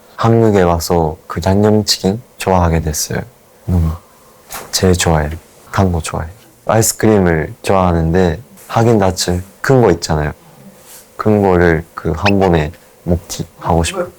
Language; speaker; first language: Korean; non-native, fluent; Japanese